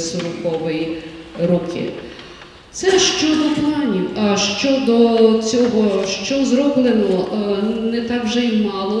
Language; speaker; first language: Ukrainian; native; Ukrainian